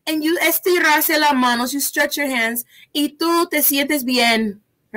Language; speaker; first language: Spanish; early bilingual, heritage; Spanish